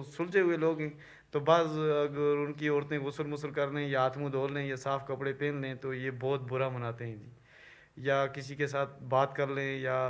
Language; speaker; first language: Urdu; non-native, local second language; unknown